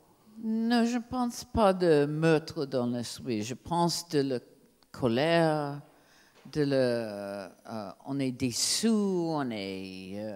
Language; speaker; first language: French; non-native, fluent; English